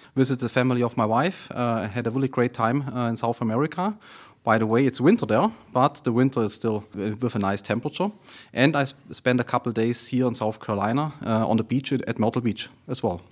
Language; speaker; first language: English; non-native, fluent; German